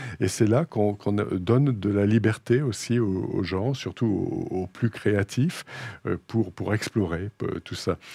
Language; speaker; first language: French; native; French